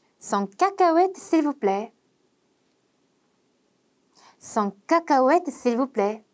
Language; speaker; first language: French; non-native, fluent; Korean